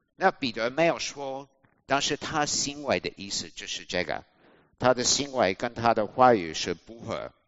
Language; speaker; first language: Chinese; non-native, fluent; English